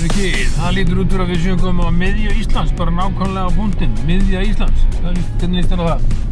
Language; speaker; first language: Icelandic; native; Icelandic